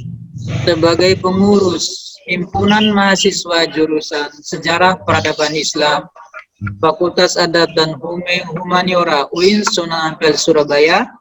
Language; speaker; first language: Malay; native; Malay